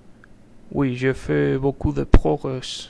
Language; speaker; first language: French; non-native, learner; Spanish